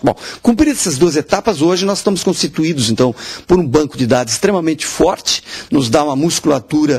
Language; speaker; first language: Portuguese; native; Portuguese